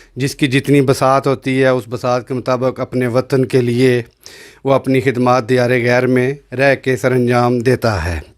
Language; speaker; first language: Urdu; non-native, local second language; Punjabi